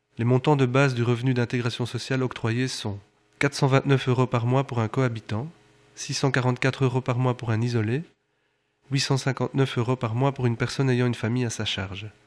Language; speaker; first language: French; native; French